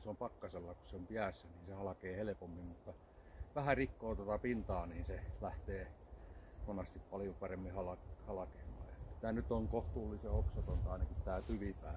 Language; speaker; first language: Finnish; native; Finnish